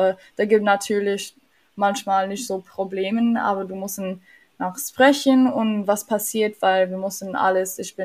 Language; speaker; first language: German; non-native, learner; English